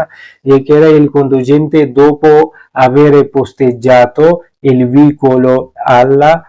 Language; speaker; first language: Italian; non-native, learner; Urdu